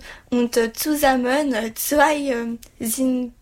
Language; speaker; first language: German; non-native, learner; French